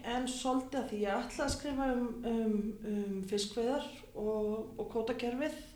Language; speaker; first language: Icelandic; native; Icelandic